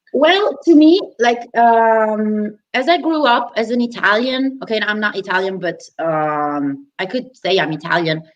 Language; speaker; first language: English; non-native, fluent; Italian